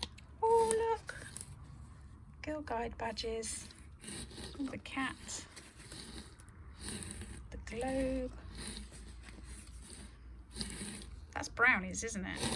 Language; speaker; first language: English; native; English